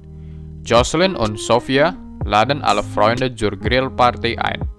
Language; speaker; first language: German; non-native, learner; Indonesian